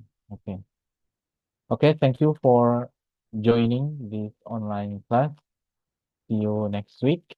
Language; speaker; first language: English; non-native, fluent; Indonesian